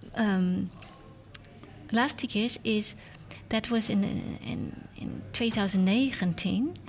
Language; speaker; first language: Dutch; non-native, learner; English